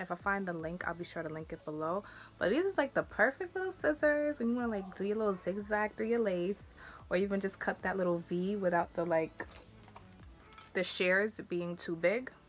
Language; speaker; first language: English; native; English